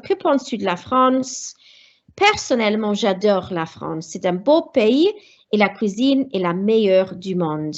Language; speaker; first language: French; non-native, fluent; Welsh